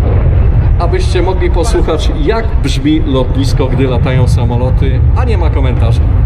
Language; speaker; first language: Polish; native; Polish